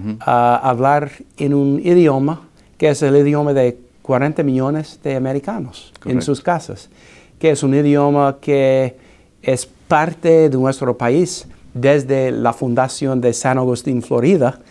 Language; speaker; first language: Spanish; non-native, fluent; English